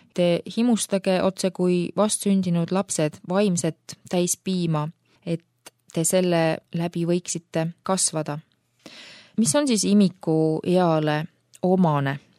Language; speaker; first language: Estonian; native; Estonian